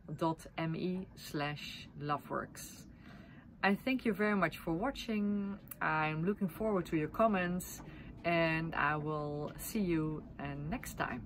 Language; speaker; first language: English; non-native, fluent; Dutch